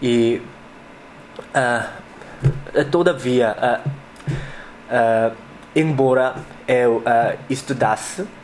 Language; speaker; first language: Portuguese; non-native, learner; Korean